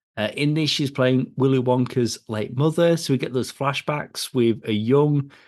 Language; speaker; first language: English; native; English